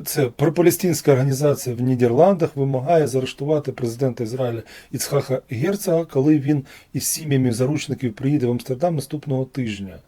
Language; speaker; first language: Ukrainian; non-native, local second language; Russian